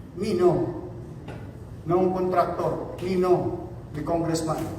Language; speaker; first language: Filipino; native; Filipino